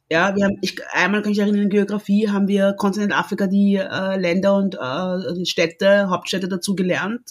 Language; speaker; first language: German; early bilingual, other home language; Lingala